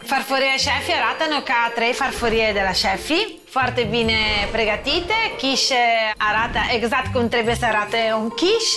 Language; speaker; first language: Romanian; non-native, learner; Italian